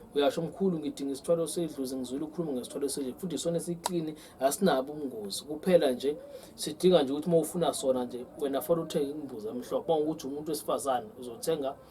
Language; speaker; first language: Zulu; native; Zulu